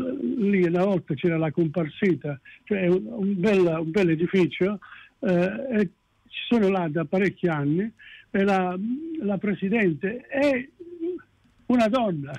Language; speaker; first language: Italian; early bilingual, heritage; Italian